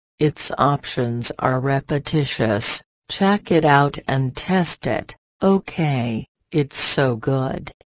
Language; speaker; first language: English; non-native, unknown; Persian